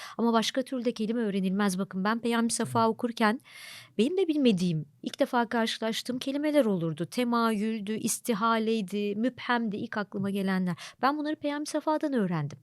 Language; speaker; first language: Turkish; native; Turkish